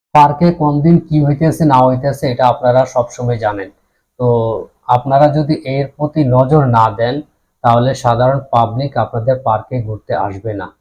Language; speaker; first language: Bangla; native; Bangla